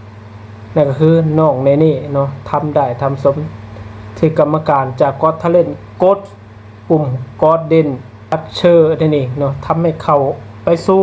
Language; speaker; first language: Thai; non-native, local second language; Lao